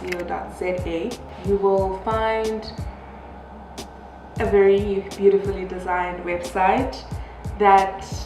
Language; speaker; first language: English; non-native, local second language; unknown